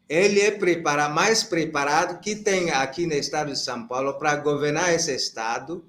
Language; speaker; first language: Portuguese; non-native, fluent; Igbo